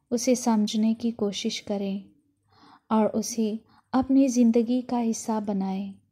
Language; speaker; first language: Urdu; non-native, local second language; Punjabi